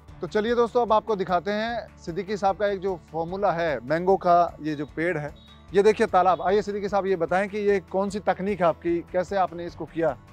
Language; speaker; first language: Hindi; native; Hindi